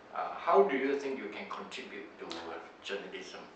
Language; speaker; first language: English; non-native, learner; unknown